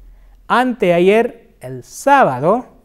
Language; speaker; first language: Spanish; non-native, fluent; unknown